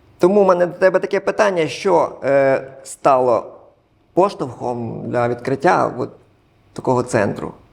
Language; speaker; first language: Ukrainian; non-native, local second language; Russian